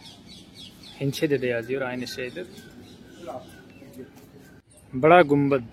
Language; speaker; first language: Turkish; non-native, fluent; Hindi